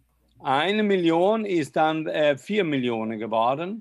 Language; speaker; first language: German; non-native, fluent; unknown